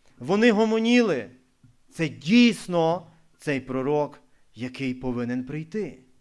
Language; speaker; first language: Ukrainian; non-native, local second language; Russian